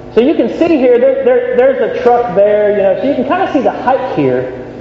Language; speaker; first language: English; native; English